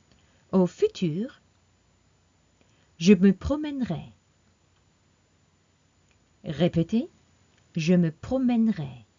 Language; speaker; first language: French; non-native, fluent; English